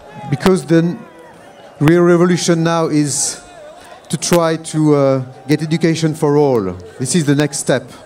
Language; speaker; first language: English; non-native, fluent; French